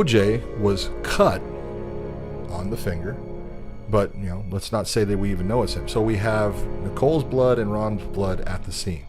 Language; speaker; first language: English; native; English